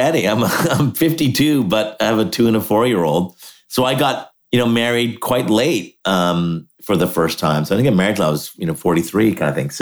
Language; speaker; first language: English; native; English